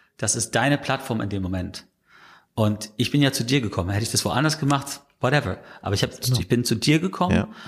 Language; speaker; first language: German; non-native, fluent; English